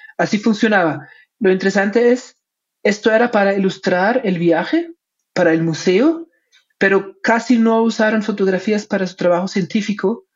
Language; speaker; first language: Spanish; non-native, fluent; German